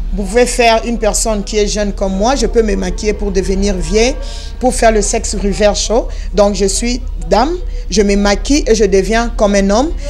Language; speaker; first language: French; non-native, local second language; Lingala